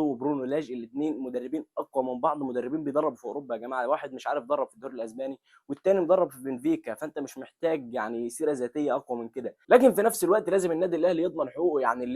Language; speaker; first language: Arabic; native; Arabic